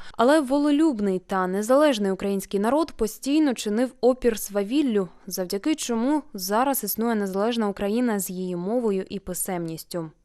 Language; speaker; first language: Ukrainian; native; Ukrainian